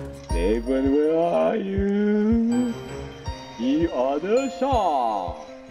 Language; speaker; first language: English; non-native, fluent; Indonesian